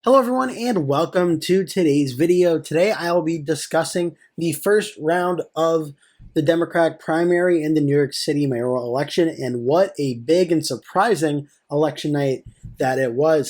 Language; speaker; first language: English; native; English